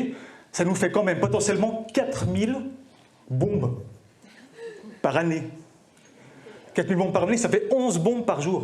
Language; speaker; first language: French; native; French